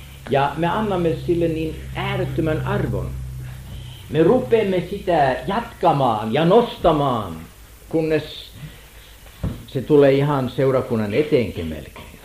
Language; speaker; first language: Finnish; non-native, fluent; German